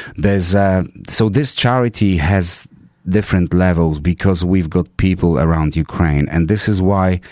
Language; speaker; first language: English; non-native, fluent; Polish